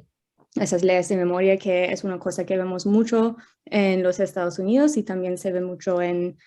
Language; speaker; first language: Spanish; non-native, fluent; English